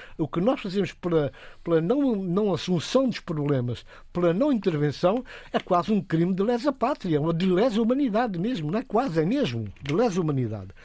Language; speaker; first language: Portuguese; non-native, local second language; Upper Guinea Crioulo